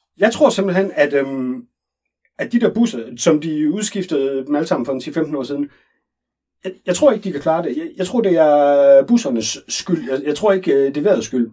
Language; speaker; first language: Danish; native; Danish